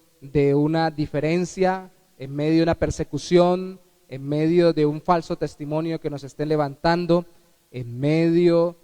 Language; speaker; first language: Spanish; native; Spanish